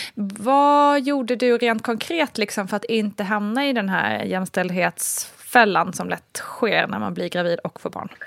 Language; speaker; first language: Swedish; native; Swedish